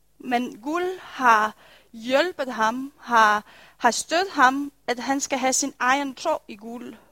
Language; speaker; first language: Danish; non-native, fluent; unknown